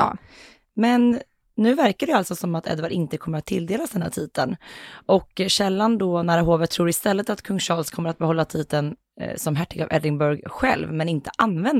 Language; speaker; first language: Swedish; native; Swedish